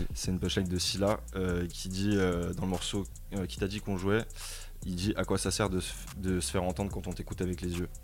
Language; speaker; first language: French; native; French